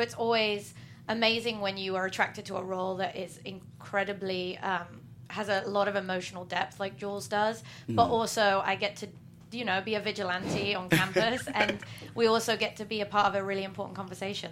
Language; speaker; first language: English; native; English